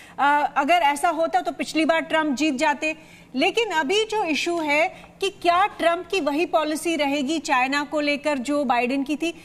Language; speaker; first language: Hindi; native; Hindi